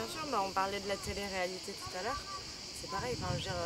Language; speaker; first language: French; native; French